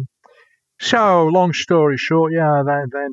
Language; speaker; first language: English; native; English